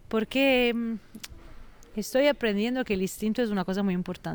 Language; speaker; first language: Spanish; non-native, fluent; Italian